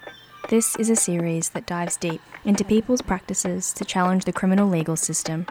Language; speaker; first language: English; native; English